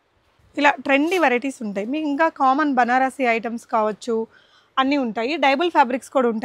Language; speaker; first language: Telugu; native; Telugu